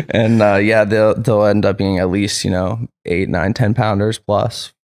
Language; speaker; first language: English; native; English